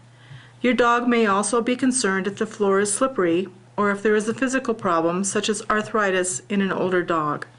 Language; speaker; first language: English; native; English